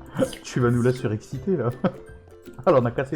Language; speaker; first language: French; native; French